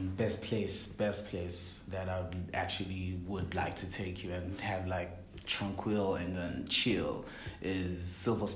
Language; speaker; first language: English; non-native, local second language; Swati